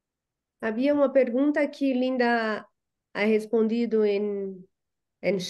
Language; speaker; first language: Spanish; non-native, learner; Portuguese